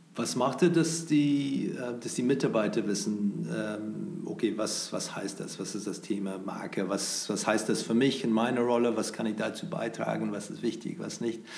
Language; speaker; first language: German; non-native, fluent; English